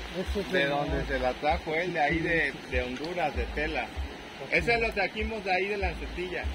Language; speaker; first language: Spanish; native; Spanish